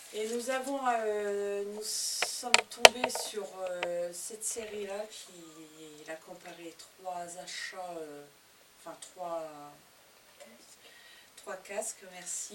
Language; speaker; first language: French; native; French